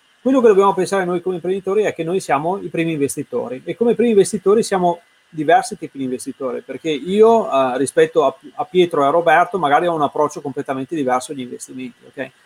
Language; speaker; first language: Italian; native; Italian